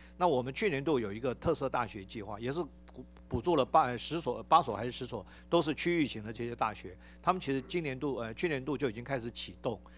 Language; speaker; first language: Chinese; native; Chinese